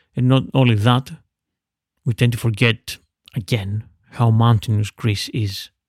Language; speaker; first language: English; non-native, fluent; Greek